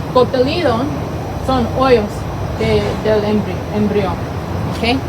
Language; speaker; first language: Spanish; non-native, learner; English